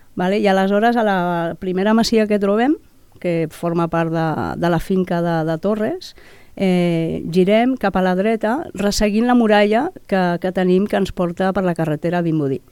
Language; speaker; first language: Catalan; native; Catalan